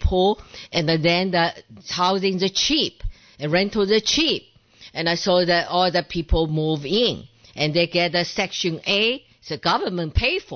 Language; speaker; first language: English; non-native, learner; Chinese